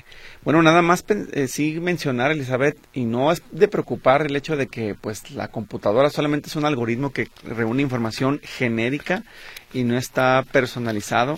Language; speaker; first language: Spanish; native; Spanish